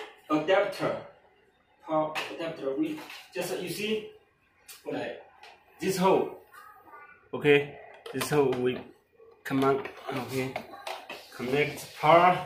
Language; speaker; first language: English; non-native, learner; Chinese